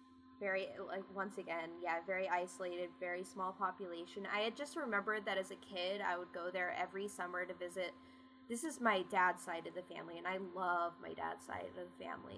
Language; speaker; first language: English; native; English